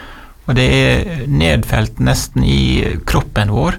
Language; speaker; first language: Norwegian; native; Norwegian